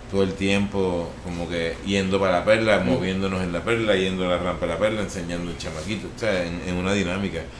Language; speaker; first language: Spanish; native; Spanish